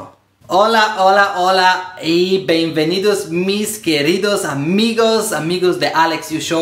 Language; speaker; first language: Spanish; non-native, learner; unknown